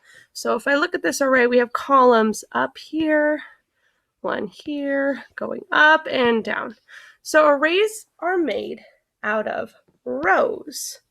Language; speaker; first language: English; native; English